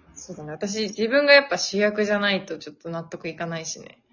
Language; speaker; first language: Japanese; non-native, fluent; Chinese